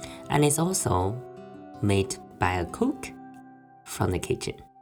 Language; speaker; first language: English; non-native, fluent; Chinese